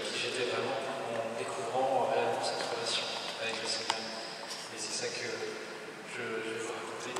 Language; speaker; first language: French; non-native, local second language; Malagasy